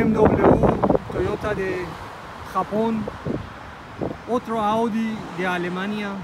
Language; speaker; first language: Spanish; non-native, fluent; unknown